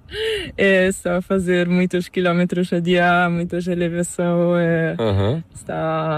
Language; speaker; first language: Spanish; non-native, learner; Italian